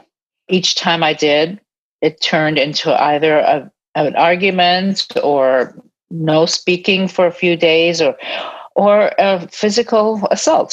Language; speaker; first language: English; native; English